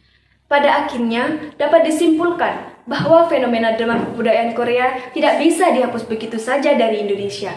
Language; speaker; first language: Indonesian; native; Indonesian